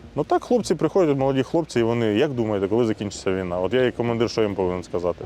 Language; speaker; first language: Ukrainian; native; Ukrainian